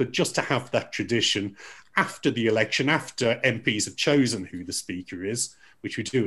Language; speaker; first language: English; native; English